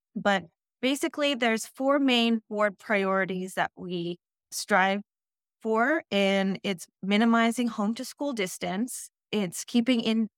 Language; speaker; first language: English; early bilingual, other home language; Dutch